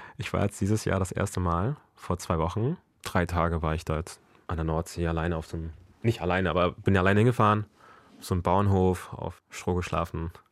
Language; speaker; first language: German; early bilingual, other home language; Akan